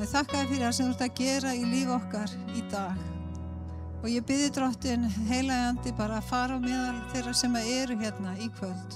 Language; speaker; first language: Icelandic; native; Icelandic